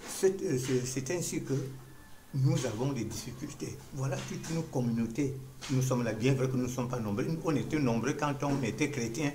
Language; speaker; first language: French; non-native, local second language; Fang